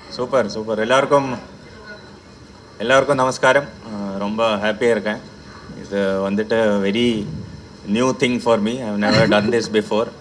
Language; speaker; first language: Tamil; non-native, learner; Malayalam